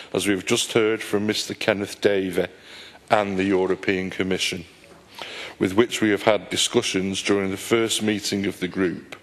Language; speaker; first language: English; native; English